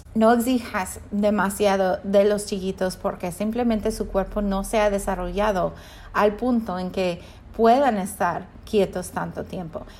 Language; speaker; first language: Spanish; non-native, fluent; English